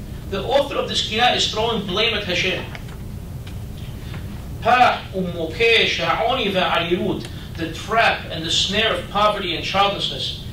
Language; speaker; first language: English; native; English